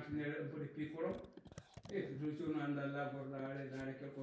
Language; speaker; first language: Italian; non-native, learner; Punjabi